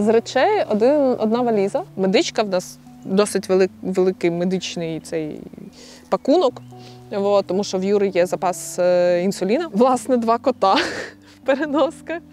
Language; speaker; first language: Ukrainian; native; Ukrainian